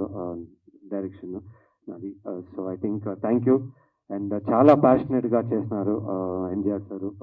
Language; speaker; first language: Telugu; non-native, learner; Kannada